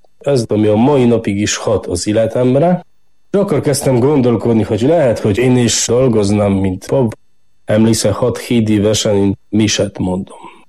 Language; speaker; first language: Hungarian; non-native, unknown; Polish